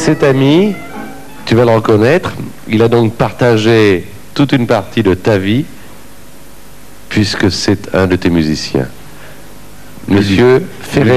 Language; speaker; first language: French; native; French